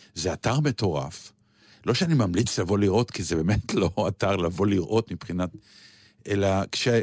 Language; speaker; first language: Hebrew; native; Hebrew